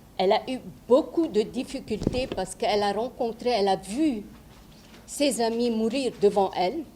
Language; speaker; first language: French; non-native, local second language; Wolof